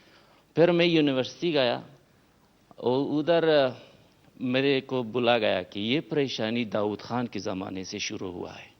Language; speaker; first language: Hindi; non-native, learner; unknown